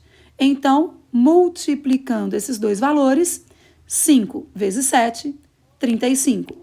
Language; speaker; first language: Portuguese; native; Portuguese